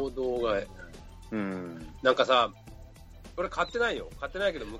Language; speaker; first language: Japanese; native; Japanese